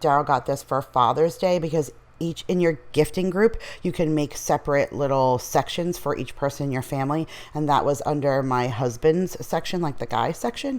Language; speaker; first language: English; native; English